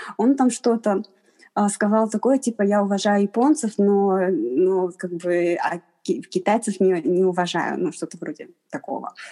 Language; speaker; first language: Russian; non-native, fluent; Chinese